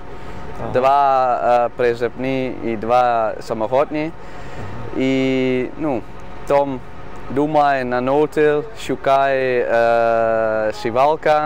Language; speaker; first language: Ukrainian; non-native, learner; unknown